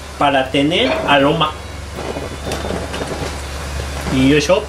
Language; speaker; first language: Spanish; non-native, learner; Japanese